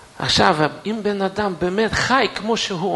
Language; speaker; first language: Hebrew; non-native, fluent; Russian